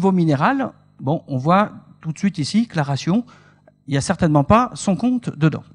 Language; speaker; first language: French; native; French